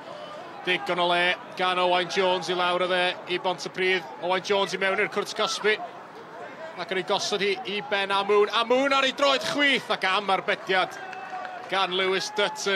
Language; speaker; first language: Welsh; native; Welsh